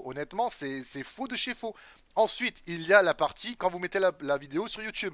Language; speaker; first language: French; native; French